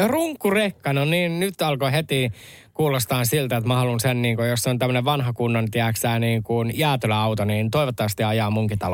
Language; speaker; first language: Finnish; native; Finnish